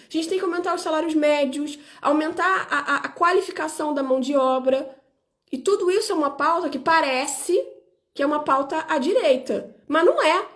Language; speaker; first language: Portuguese; native; Portuguese